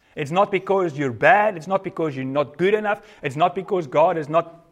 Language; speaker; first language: English; non-native, local second language; Afrikaans